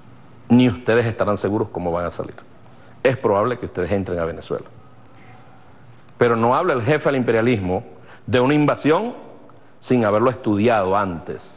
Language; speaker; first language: Spanish; native; Spanish